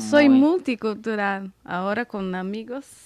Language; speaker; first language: Spanish; non-native, learner; Portuguese